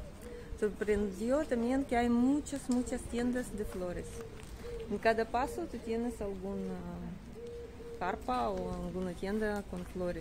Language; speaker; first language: Spanish; non-native, learner; Russian